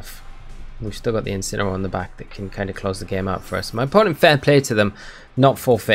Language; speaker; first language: English; native; English